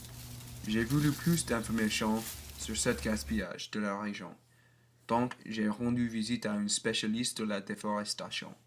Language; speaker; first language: French; non-native, learner; English